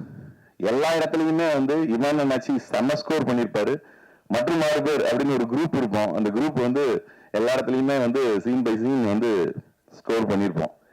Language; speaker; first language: Tamil; native; Tamil